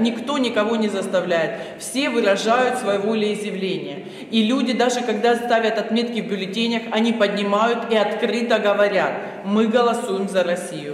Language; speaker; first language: Russian; native; Russian